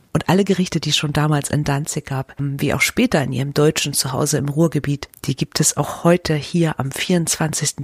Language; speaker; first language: German; native; German